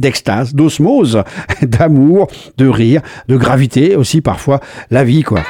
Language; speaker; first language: French; native; French